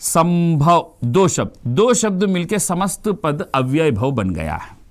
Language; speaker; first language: Hindi; non-native, local second language; Telugu